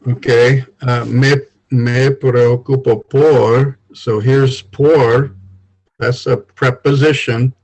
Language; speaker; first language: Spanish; non-native, learner; English